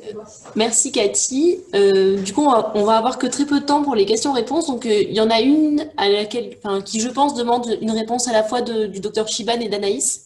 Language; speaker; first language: French; native; French